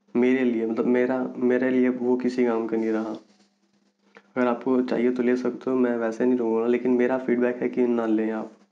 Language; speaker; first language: Hindi; native; Hindi